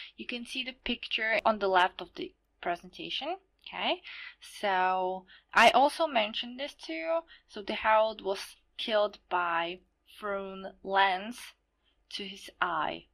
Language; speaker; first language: English; non-native, fluent; Slovak